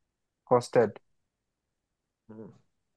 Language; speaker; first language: German; non-native, learner; Bangla